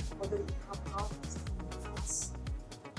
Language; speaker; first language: German; non-native, learner; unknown